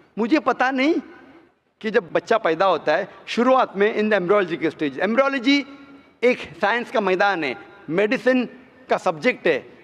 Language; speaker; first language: Hindi; non-native, local second language; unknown